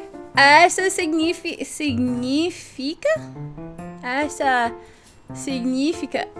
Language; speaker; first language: Portuguese; non-native, learner; English